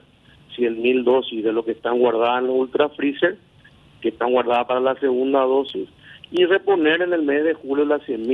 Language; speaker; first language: Spanish; native; Spanish